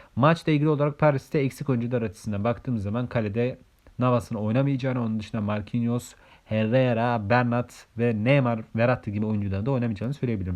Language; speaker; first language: Turkish; native; Turkish